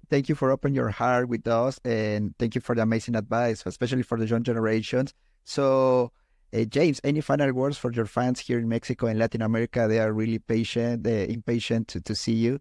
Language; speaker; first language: English; non-native, fluent; Spanish